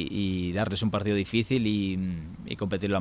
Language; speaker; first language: Spanish; native; Spanish